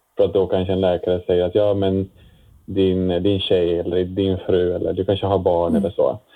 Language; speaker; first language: Swedish; non-native, fluent; Dutch